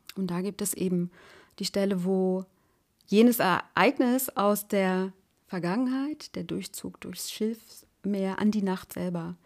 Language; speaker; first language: German; native; German